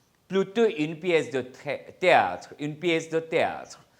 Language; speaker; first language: French; non-native, fluent; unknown